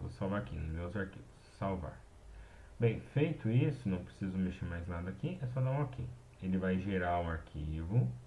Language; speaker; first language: Portuguese; native; Portuguese